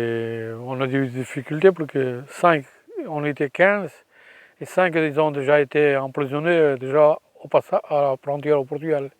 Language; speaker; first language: French; non-native, fluent; Portuguese